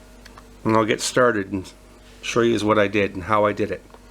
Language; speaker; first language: English; native; English